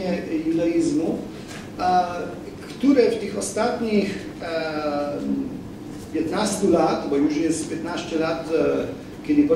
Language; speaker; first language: Polish; non-native, fluent; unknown